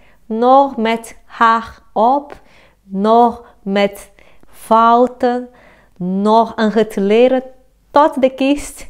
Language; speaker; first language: Dutch; non-native, fluent; Portuguese